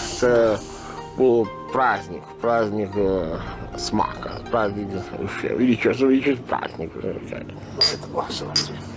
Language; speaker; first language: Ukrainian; non-native, learner; Italian